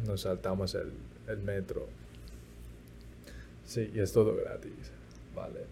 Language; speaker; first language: Spanish; early bilingual, other home language; Chinese